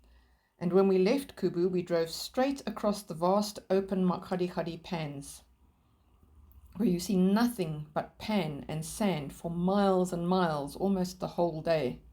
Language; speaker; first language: English; native; English